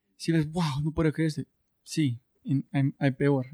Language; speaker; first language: Spanish; non-native, learner; English